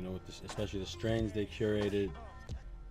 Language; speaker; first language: English; native; English